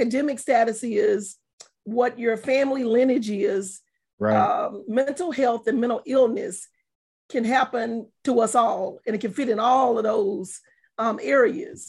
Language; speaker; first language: English; native; English